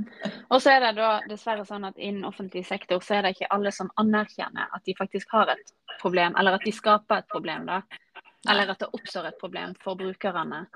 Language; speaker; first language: Norwegian; native; Norwegian